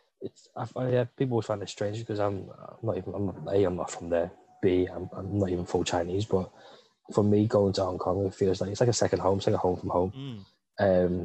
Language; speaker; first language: English; native; English